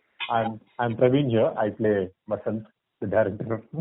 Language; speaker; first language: English; non-native, local second language; Tamil